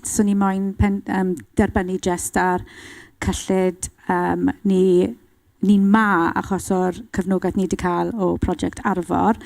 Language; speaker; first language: Welsh; non-native, local second language; English